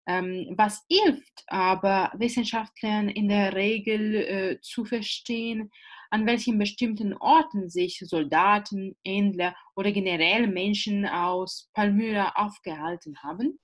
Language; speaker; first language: German; non-native, fluent; Italian